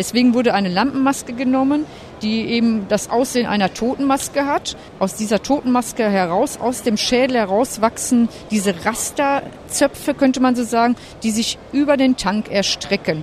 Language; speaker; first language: German; native; German